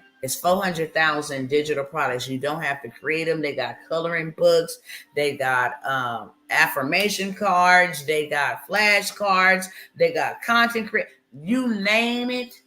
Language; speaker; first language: English; native; English